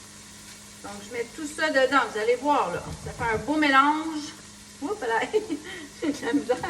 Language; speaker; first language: French; native; French